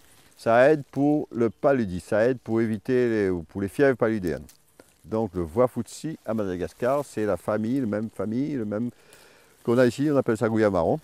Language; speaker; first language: French; native; French